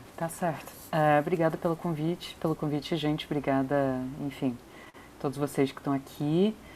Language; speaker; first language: Portuguese; non-native, fluent; English